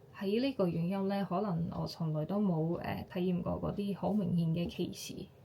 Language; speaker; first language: Cantonese; non-native, fluent; Japanese